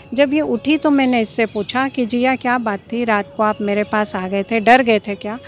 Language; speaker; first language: Hindi; non-native, local second language; Marathi